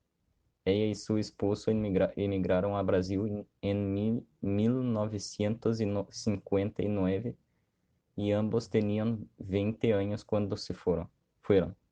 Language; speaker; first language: Spanish; non-native, learner; Portuguese